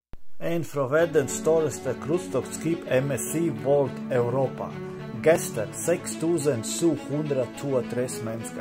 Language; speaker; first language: Swedish; non-native, learner; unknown